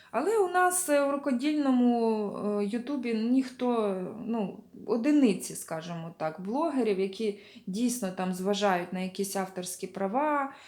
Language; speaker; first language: Ukrainian; non-native, local second language; Russian